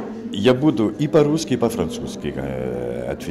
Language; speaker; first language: Russian; early bilingual, heritage; French